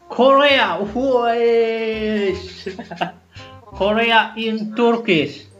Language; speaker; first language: English; non-native, learner; Indonesian